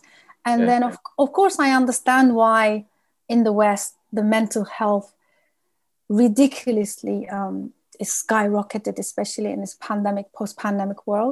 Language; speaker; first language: English; native; English